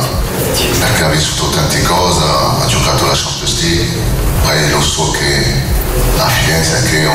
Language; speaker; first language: Italian; non-native, fluent; French